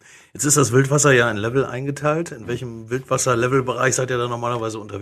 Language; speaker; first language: German; native; German